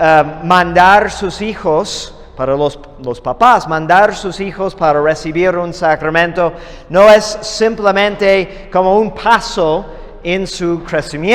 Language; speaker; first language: Spanish; non-native, fluent; English